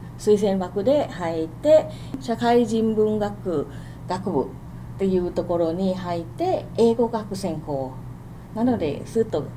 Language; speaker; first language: Japanese; non-native, fluent; Thai